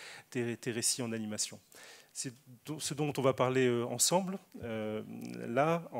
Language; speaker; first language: French; native; French